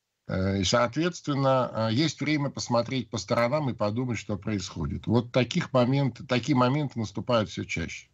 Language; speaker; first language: Russian; native; Russian